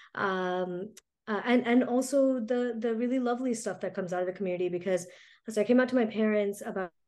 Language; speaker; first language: English; early bilingual, other home language; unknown